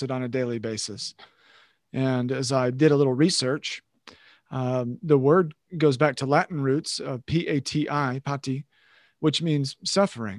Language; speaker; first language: English; native; English